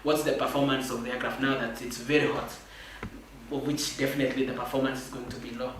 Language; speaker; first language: English; non-native, local second language; Kalenjin